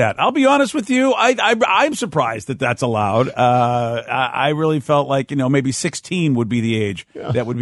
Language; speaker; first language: English; native; English